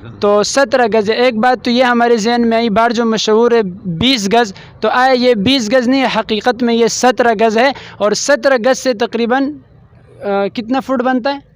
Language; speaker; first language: Urdu; non-native, local second language; Pashto